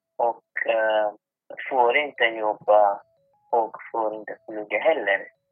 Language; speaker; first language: Swedish; non-native, fluent; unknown